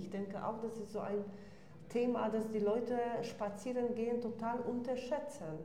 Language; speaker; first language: German; non-native, fluent; Polish